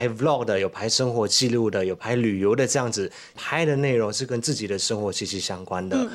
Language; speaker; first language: Chinese; native; Chinese